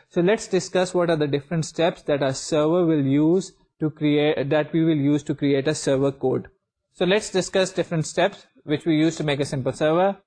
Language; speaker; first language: English; non-native, local second language; Urdu